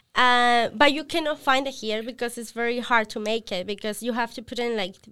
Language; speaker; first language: English; non-native, learner; Spanish